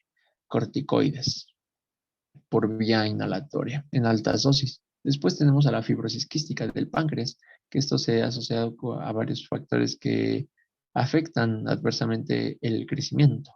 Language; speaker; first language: Spanish; native; Spanish